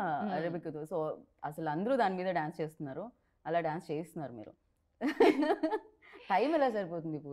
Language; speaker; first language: Telugu; native; Telugu